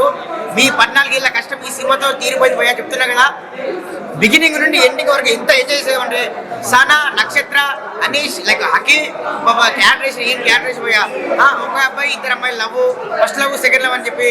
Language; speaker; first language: Telugu; native; Telugu